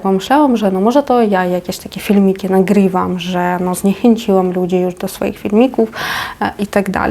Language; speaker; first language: Polish; non-native, fluent; Ukrainian